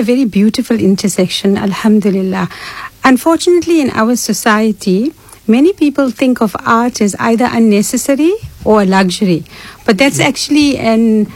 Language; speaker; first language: English; native; English